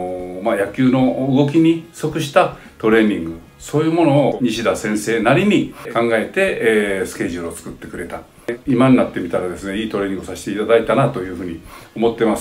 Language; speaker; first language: Japanese; native; Japanese